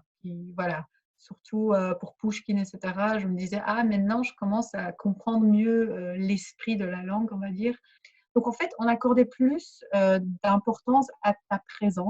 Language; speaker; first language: French; early bilingual, other home language; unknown